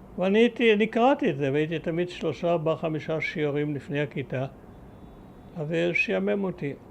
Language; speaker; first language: Hebrew; early bilingual, other home language; German